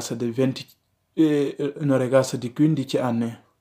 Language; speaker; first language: Italian; non-native, learner; Wolof